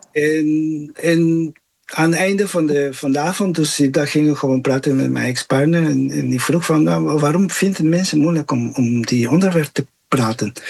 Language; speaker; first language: Dutch; non-native, fluent; Spanish